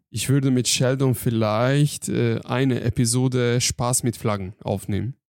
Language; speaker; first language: German; non-native, fluent; Hungarian